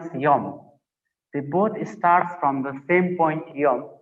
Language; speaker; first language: English; non-native, local second language; Nepali